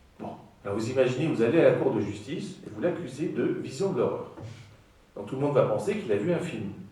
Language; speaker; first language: French; non-native, fluent; Greek